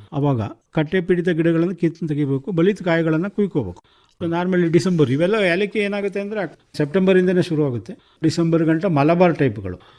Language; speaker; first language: Kannada; native; Kannada